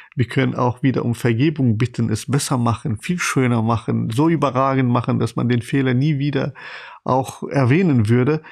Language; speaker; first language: German; non-native, fluent; Persian